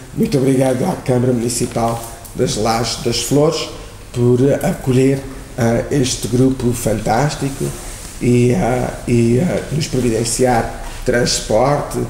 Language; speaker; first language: Portuguese; native; Portuguese